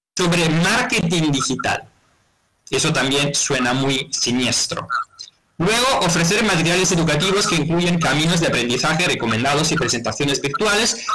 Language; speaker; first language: Spanish; non-native, fluent; Italian